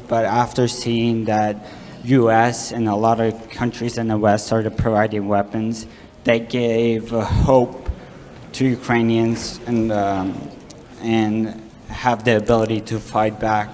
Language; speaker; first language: English; non-native, fluent; Ukrainian